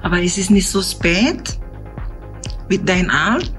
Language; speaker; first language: German; non-native, learner; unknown